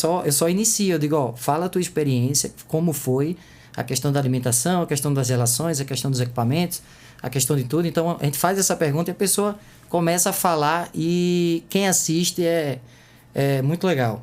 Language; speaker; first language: Portuguese; native; Portuguese